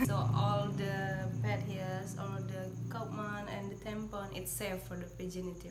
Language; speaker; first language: English; non-native, learner; Indonesian